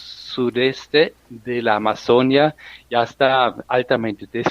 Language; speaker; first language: Spanish; non-native, fluent; German